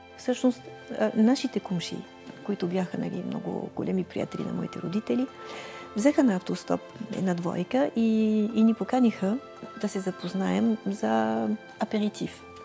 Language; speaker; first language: Bulgarian; non-native, fluent; French